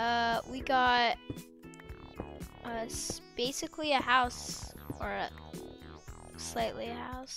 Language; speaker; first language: English; native; English